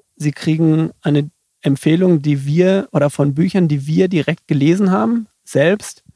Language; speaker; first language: German; native; German